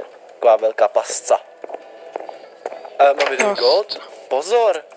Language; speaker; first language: Czech; native; Czech